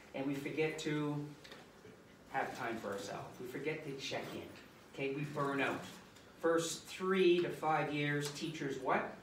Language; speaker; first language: English; native; English